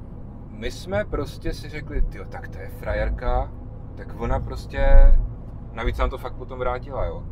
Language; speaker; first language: Czech; native; Czech